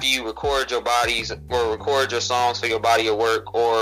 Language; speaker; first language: English; native; English